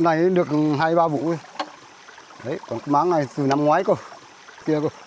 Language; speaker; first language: Vietnamese; native; Vietnamese